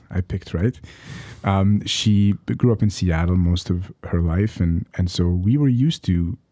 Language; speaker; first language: English; early bilingual, other home language; Arabic